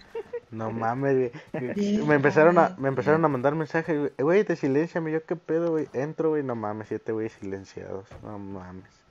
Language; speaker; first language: Spanish; native; Spanish